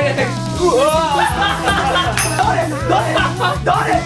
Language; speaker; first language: Japanese; native; Japanese